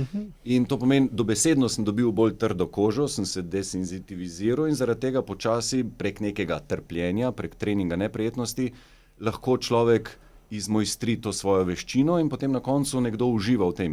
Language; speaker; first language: Slovenian; native; Slovenian